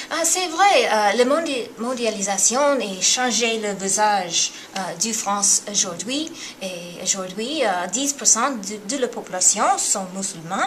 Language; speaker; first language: French; non-native, learner; English